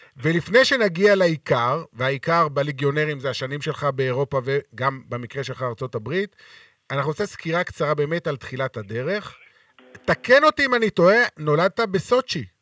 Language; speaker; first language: Hebrew; native; Hebrew